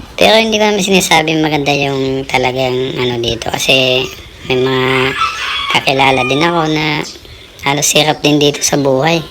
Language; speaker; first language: Filipino; native; Filipino